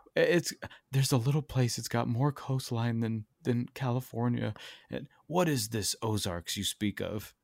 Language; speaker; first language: English; native; English